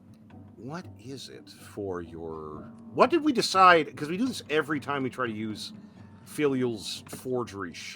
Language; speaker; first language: English; native; English